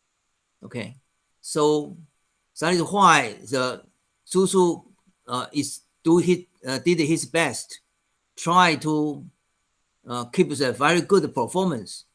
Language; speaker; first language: English; non-native, fluent; Chinese